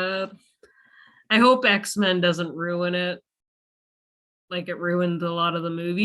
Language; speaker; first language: English; native; English